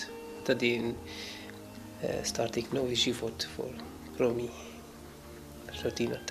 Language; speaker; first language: Czech; non-native, learner; Arabic